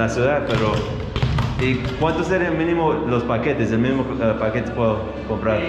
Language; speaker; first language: Spanish; non-native, fluent; English